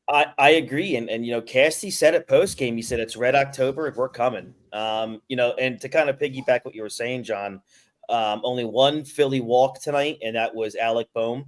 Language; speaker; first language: English; native; English